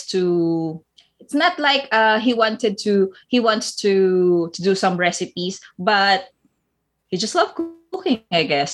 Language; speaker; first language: English; non-native, local second language; Filipino